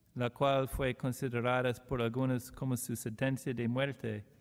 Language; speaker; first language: Spanish; non-native, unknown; English